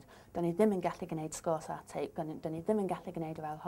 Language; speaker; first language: Welsh; non-native, learner; English